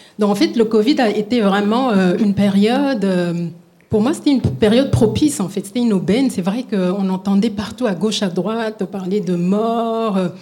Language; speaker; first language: French; non-native, local second language; Lingala